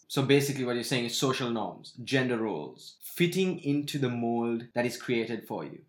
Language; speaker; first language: English; non-native, local second language; Sinhala